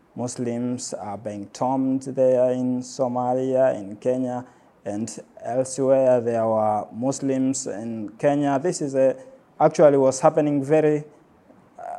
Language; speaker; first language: English; non-native, local second language; Swahili